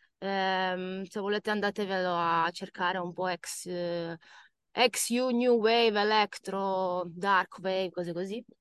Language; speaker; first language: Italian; non-native, fluent; Croatian